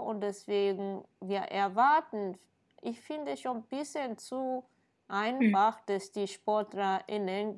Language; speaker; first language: German; non-native, fluent; Japanese